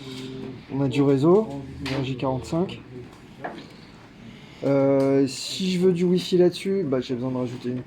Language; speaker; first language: French; native; French